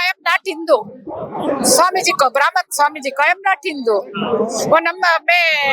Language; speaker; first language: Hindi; non-native, local second language; Kannada